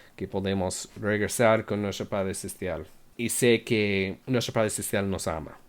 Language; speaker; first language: Spanish; non-native, fluent; English